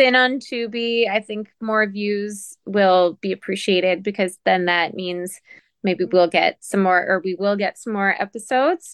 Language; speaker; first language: English; native; English